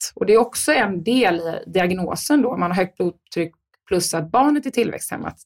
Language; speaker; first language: Swedish; native; Swedish